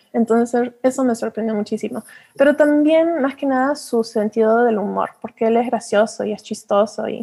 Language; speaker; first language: Spanish; early bilingual, heritage; Spanish